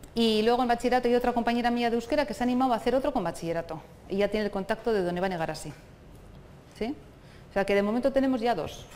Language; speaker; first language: Spanish; non-native, local second language; Basque